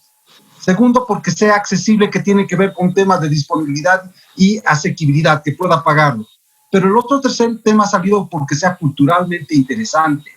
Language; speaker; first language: Spanish; native; Spanish